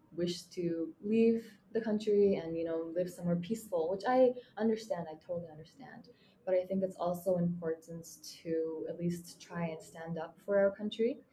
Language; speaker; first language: English; non-native, fluent; Mongolian